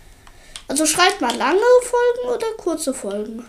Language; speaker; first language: German; native; German